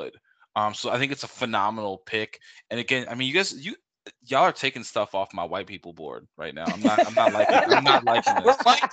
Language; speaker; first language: English; native; English